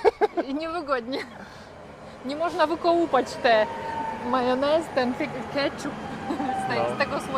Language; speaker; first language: Polish; non-native, learner; Ukrainian